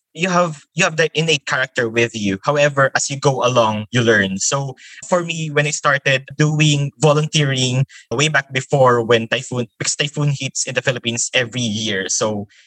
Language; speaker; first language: English; non-native, local second language; Filipino